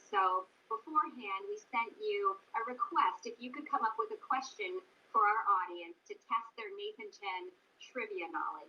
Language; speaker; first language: English; native; English